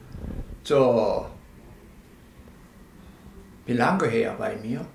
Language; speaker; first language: German; non-native, learner; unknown